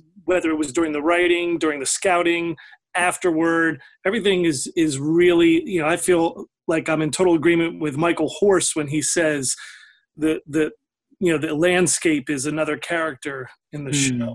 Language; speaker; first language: English; native; English